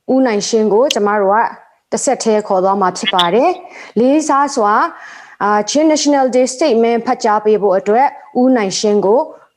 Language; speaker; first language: Burmese; non-native, local second language; Hakha Chin